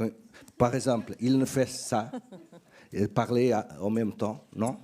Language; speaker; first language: French; non-native, learner; Portuguese